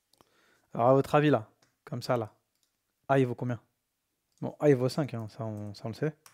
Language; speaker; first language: French; native; French